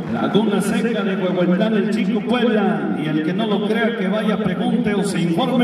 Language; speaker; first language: Spanish; native; Spanish